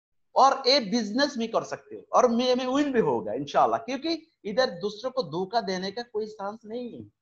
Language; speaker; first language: Hindi; non-native, fluent; Bangla